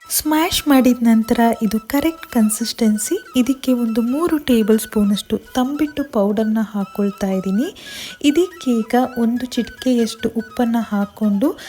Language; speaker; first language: Kannada; non-native, local second language; Kodava